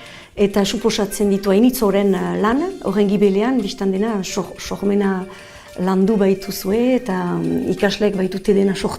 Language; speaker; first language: Basque; native; Basque